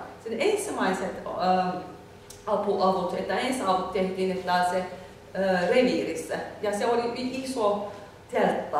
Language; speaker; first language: Finnish; non-native, fluent; Turkish